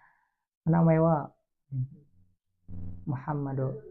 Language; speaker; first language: Japanese; non-native, learner; Indonesian